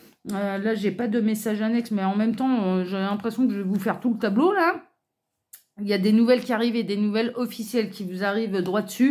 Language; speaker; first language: French; native; French